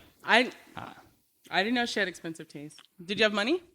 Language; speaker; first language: English; native; English